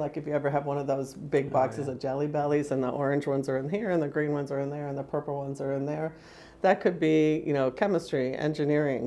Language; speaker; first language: English; native; English